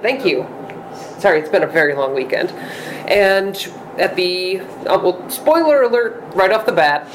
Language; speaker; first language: English; native; English